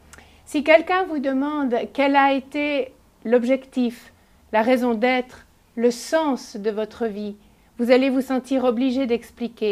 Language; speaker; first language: French; native; French